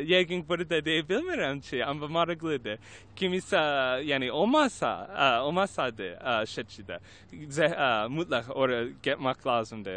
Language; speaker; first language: Turkish; non-native, learner; English